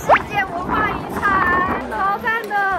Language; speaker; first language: Chinese; native; Chinese